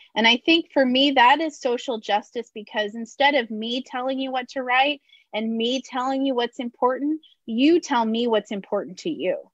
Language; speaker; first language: English; early bilingual, other home language; Spanish